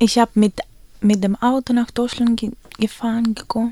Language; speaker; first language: German; non-native, learner; Macedonian